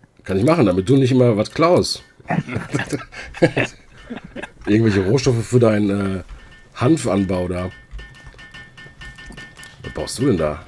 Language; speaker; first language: German; native; German